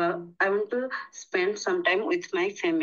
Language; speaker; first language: English; non-native, learner; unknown